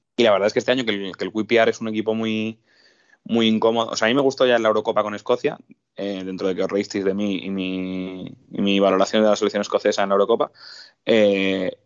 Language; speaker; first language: Spanish; native; Spanish